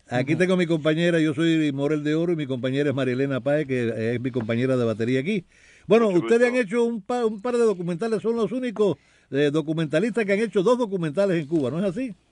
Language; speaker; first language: Spanish; native; Spanish